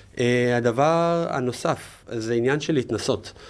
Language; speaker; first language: Hebrew; native; Hebrew